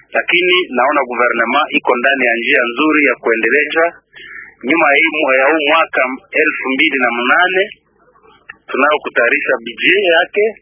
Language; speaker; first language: Swahili; non-native, local second language; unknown